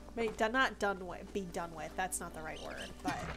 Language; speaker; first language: English; native; English